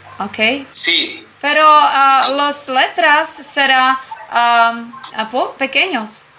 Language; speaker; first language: Spanish; non-native, learner; Czech